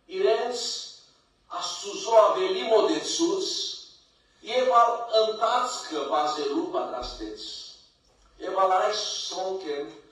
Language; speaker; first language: Armenian; early bilingual, heritage; Armenian